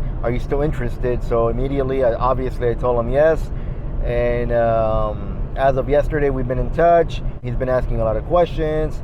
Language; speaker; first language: English; native; English